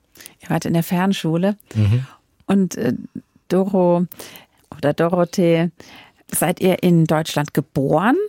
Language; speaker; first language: German; native; German